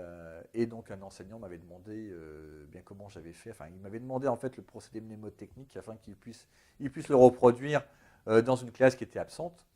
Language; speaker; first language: French; native; French